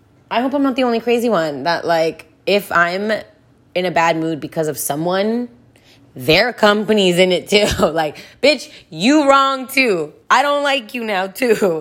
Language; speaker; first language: English; early bilingual, other home language; Spanish